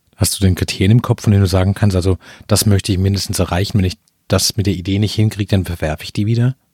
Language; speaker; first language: German; native; German